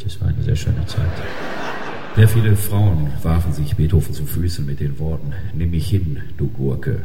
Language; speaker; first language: German; native; German